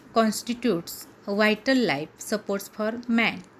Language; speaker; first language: English; non-native, local second language; Marathi